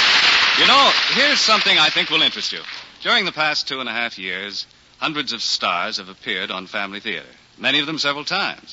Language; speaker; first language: English; native; English